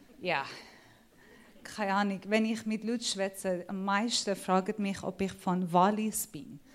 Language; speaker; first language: German; non-native, fluent; Assyrian Neo-Aramaic